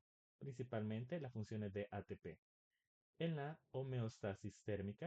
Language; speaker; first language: Spanish; native; Spanish